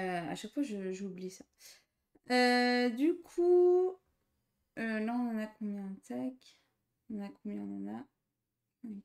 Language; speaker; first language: French; native; French